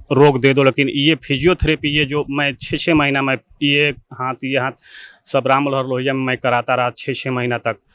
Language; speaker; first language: Hindi; native; Hindi